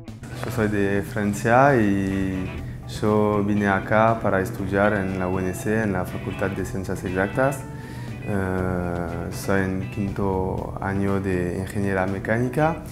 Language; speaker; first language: Spanish; non-native, learner; French